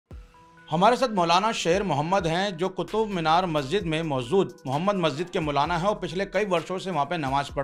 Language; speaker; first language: Hindi; native; Hindi